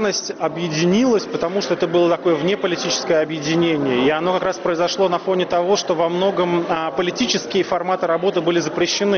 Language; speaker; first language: Russian; native; Russian